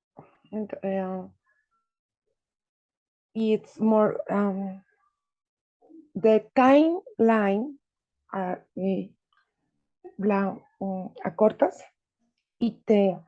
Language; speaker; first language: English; non-native, learner; Spanish